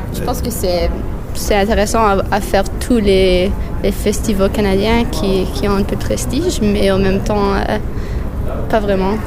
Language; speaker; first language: French; native; French